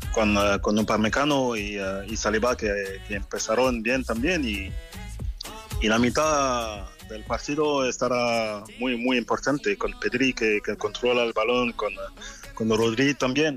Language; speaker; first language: Spanish; non-native, fluent; French